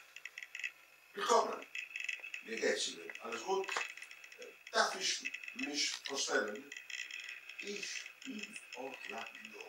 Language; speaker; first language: German; non-native, fluent; Italian